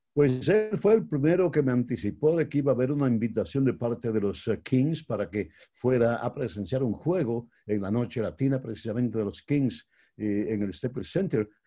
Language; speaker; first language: Spanish; native; Spanish